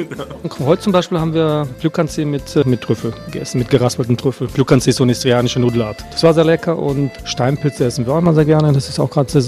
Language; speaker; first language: German; early bilingual, other home language; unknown